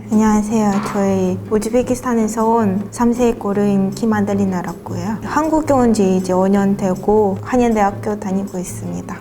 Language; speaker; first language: Korean; non-native, fluent; Russian